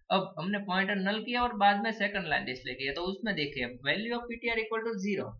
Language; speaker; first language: Hindi; non-native, local second language; Gujarati